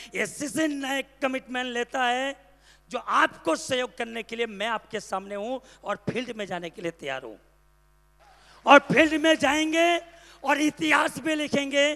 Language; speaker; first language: Hindi; non-native, local second language; Bangla